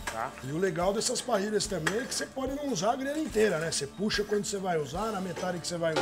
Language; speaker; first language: Portuguese; native; Portuguese